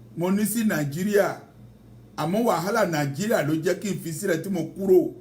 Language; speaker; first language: Yoruba; non-native, local second language; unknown